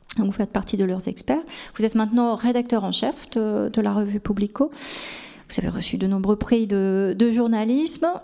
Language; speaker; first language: French; native; French